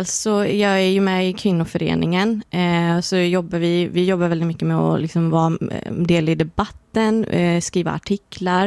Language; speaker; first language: Swedish; early bilingual, other home language; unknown